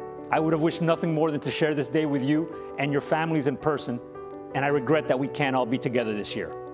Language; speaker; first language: English; early bilingual, other home language; Spanish